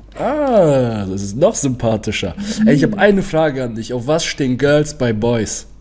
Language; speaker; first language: German; early bilingual, other home language; Portuguese